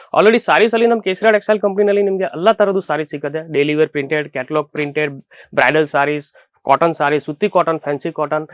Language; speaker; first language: Kannada; native; Kannada